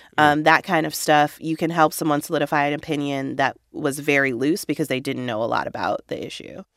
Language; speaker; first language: English; native; English